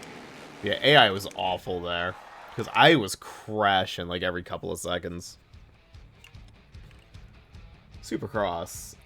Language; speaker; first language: English; native; English